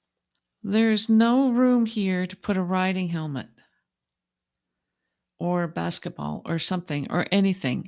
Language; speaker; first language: English; native; English